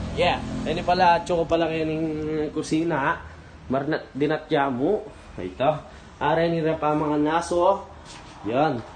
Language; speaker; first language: Filipino; non-native, local second language; Pampanga